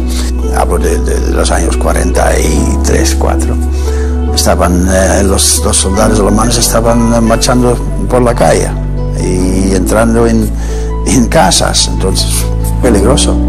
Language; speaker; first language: Spanish; non-native, fluent; Dutch